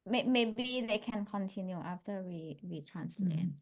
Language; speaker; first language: English; non-native, fluent; Thai